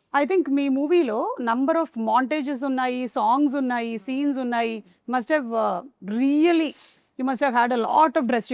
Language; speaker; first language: Telugu; native; Telugu